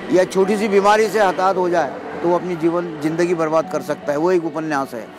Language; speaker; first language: Hindi; non-native, local second language; Marathi